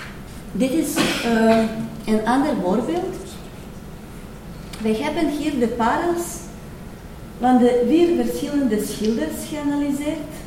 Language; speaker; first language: Dutch; non-native, fluent; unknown